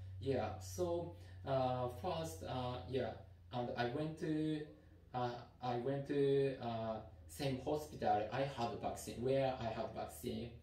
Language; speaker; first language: English; non-native, learner; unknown